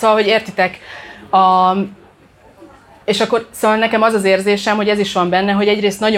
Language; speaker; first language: Hungarian; native; Hungarian